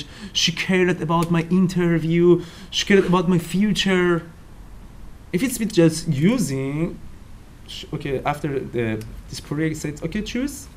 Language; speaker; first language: English; non-native, learner; Turkish